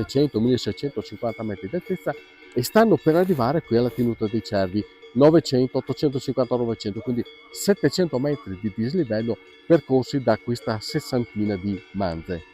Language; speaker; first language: Italian; native; Italian